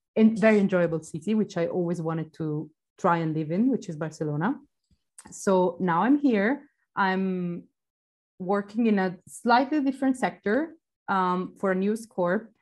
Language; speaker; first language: English; non-native, fluent; Italian